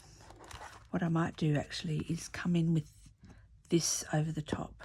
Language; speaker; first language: English; native; English